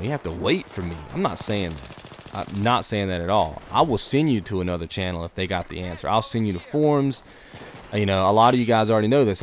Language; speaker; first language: English; native; English